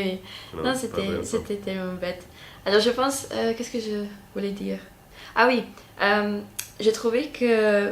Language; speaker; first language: French; non-native, learner; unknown